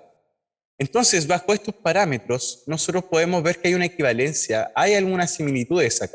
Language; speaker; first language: Spanish; native; Spanish